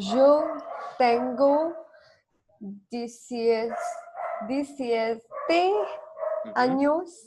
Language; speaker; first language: Spanish; non-native, learner; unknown